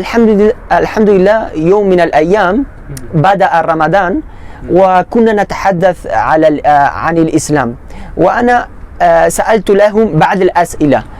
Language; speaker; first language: Arabic; non-native, learner; Spanish